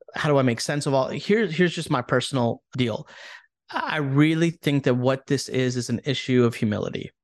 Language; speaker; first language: English; early bilingual, other home language; Hindi